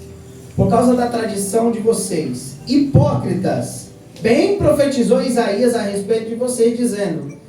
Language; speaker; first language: Portuguese; native; Portuguese